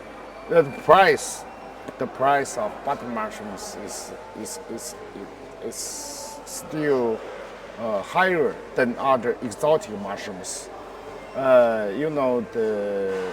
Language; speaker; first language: English; non-native, learner; Chinese